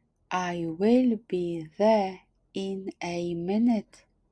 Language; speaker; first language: English; non-native, fluent; Polish